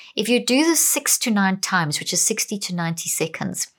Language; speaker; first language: English; native; English